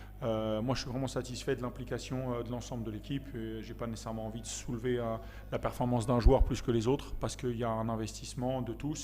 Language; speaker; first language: French; native; French